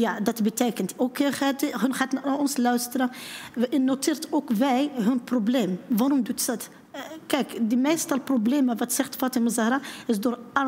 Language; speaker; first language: Dutch; non-native, learner; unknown